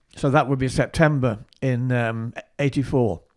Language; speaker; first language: English; native; English